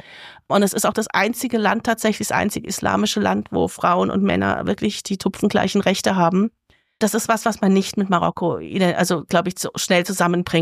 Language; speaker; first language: German; native; German